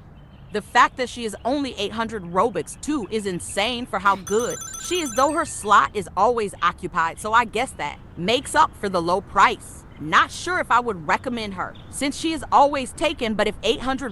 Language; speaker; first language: English; native; English